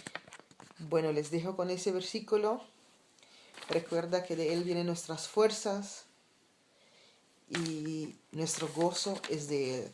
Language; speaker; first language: Spanish; non-native, fluent; Papiamento